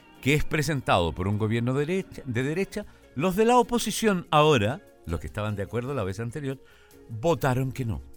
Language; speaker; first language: Spanish; native; Spanish